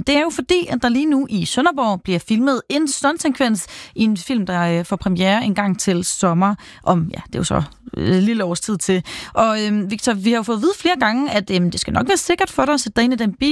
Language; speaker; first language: Danish; native; Danish